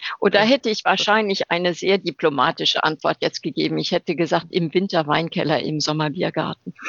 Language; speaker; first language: German; native; German